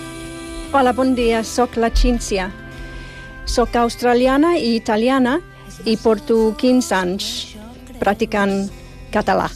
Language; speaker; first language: Catalan; non-native, fluent; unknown